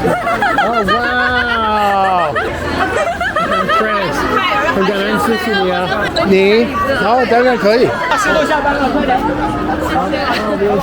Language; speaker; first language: Chinese; non-native, learner; English